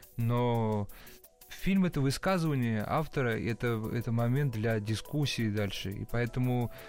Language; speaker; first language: Russian; early bilingual, other home language; Georgian